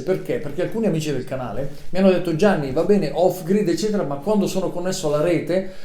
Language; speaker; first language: Italian; native; Italian